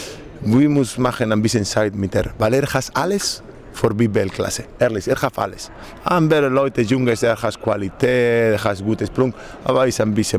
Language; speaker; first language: German; non-native, learner; Spanish